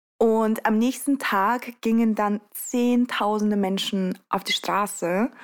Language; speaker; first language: German; early bilingual, other home language; Russian